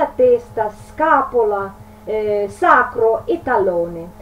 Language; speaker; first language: Italian; non-native, learner; Russian